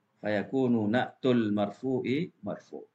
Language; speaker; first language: Arabic; non-native, fluent; Indonesian